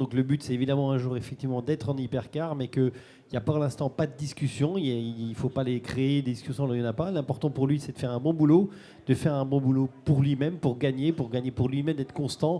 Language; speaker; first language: French; native; French